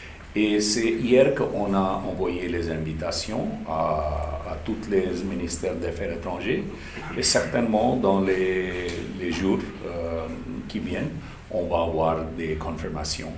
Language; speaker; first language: French; non-native, fluent; Urdu